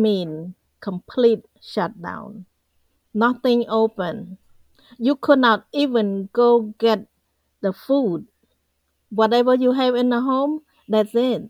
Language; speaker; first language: English; non-native, fluent; Khmer